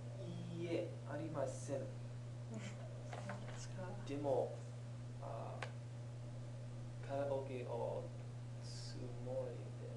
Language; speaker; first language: Japanese; non-native, learner; English